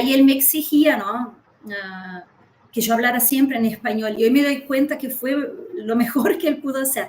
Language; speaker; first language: Spanish; early bilingual, heritage; Spanish